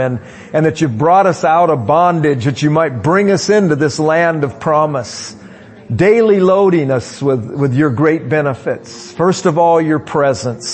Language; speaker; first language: English; native; English